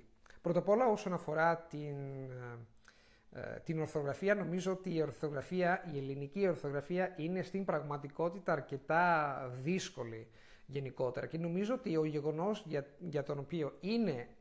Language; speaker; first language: Greek; non-native, fluent; Italian